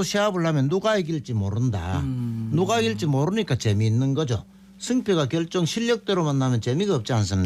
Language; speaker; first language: Korean; native; Korean